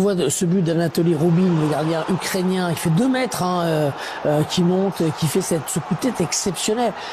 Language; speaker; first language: French; native; French